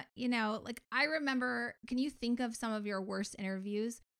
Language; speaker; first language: English; native; English